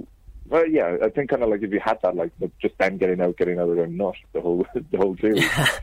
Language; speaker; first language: English; native; English